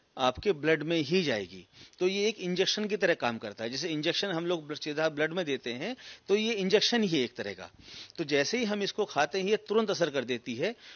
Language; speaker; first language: Hindi; native; Hindi